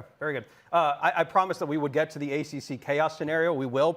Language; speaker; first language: English; native; English